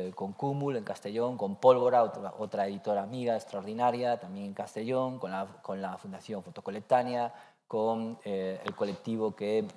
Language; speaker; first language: Spanish; native; Spanish